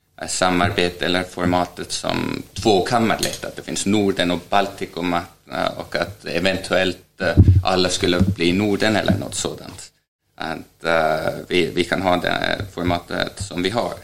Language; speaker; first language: Swedish; non-native, fluent; Estonian